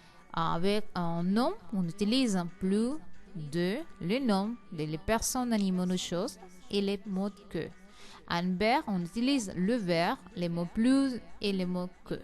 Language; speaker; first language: French; non-native, learner; Spanish